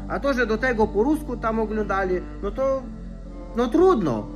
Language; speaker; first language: Polish; non-native, fluent; Russian